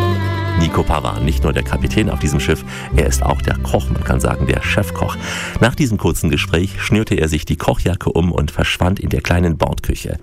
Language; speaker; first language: German; native; German